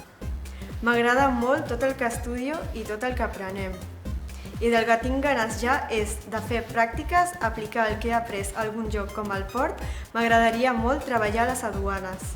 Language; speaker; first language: Catalan; early bilingual, other home language; Punjabi